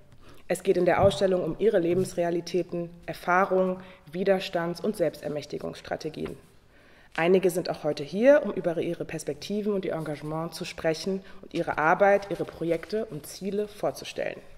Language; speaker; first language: German; native; German